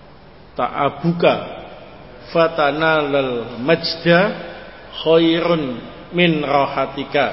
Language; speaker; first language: Arabic; non-native, learner; Indonesian